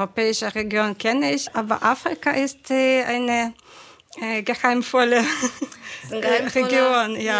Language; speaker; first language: German; non-native, fluent; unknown